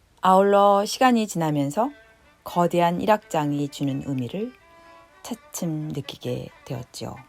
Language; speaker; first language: Korean; native; Korean